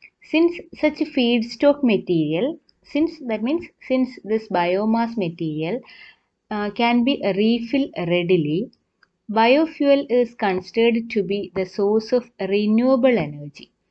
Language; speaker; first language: English; non-native, local second language; Malayalam